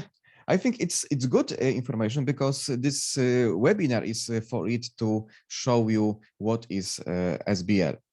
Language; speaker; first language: English; non-native, fluent; Polish